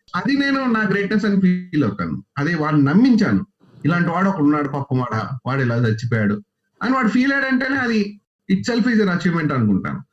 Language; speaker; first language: Telugu; native; Telugu